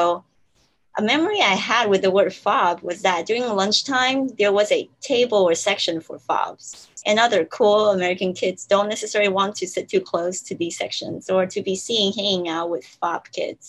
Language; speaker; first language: English; non-native, fluent; Chinese